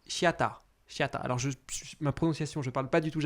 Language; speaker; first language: French; native; French